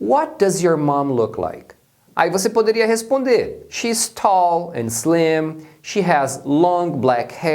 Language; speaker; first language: English; non-native, fluent; Portuguese